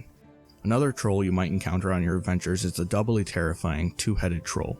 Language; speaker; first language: English; native; English